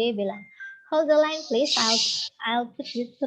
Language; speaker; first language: English; non-native, fluent; Indonesian